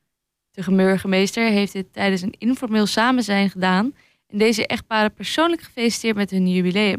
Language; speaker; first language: Dutch; native; Dutch